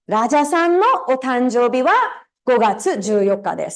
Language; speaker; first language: Japanese; non-native, fluent; Tamil